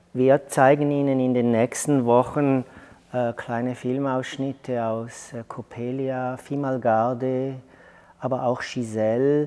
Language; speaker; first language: German; native; German